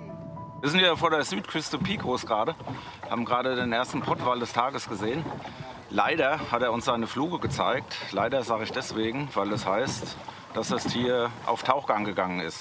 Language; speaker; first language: German; native; German